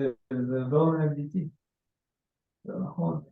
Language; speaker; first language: Hebrew; non-native, learner; Russian